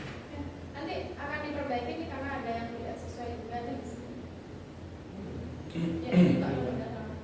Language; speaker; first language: Indonesian; native; Indonesian